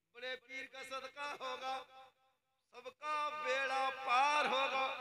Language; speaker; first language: Hindi; native; Hindi